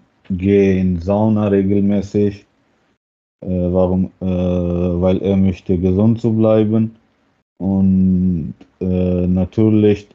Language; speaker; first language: German; non-native, learner; Hindi